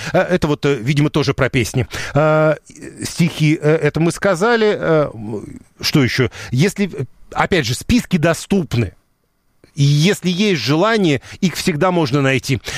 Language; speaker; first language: Russian; native; Russian